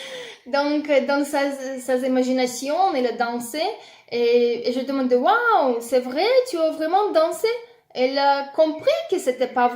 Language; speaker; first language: French; non-native, learner; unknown